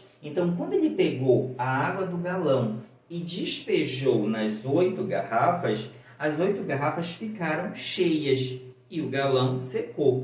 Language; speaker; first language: Portuguese; native; Portuguese